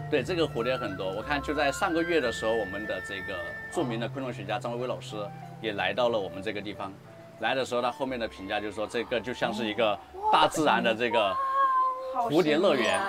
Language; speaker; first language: Chinese; native; Chinese